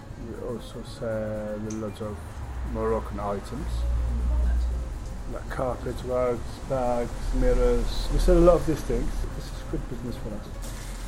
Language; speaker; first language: English; non-native, fluent; Arabic